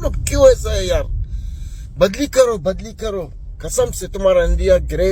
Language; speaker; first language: Hindi; non-native, learner; Arabic